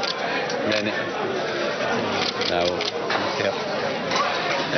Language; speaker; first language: Italian; native; Italian